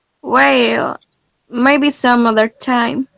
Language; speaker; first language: English; non-native, learner; Spanish